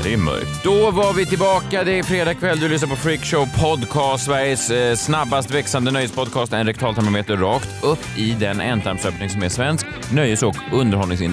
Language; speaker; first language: Swedish; native; Swedish